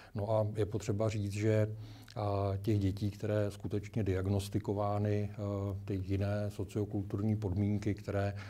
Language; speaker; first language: Czech; native; Czech